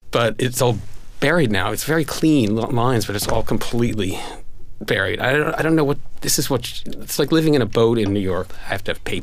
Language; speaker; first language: English; native; English